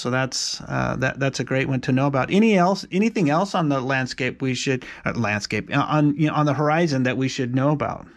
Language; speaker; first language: English; native; English